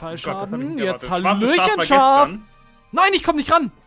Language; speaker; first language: German; native; German